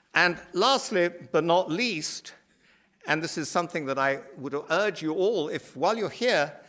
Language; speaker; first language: English; native; English